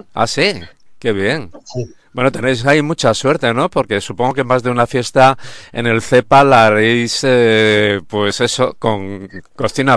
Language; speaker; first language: Spanish; native; Spanish